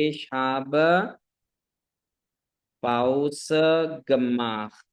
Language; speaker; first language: German; non-native, fluent; Indonesian